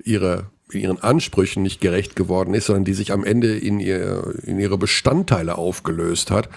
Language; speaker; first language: German; native; German